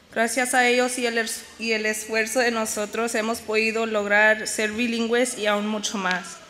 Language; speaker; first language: Spanish; early bilingual, heritage; Spanish